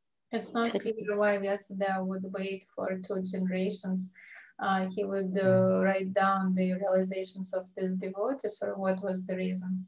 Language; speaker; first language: English; non-native, fluent; Russian